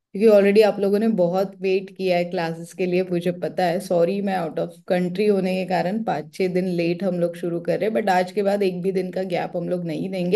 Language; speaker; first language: Hindi; non-native, local second language; Marathi